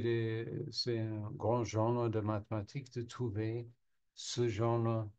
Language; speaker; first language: French; non-native, learner; English